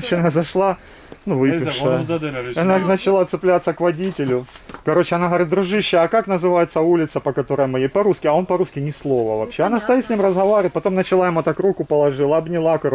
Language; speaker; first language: Russian; native; Russian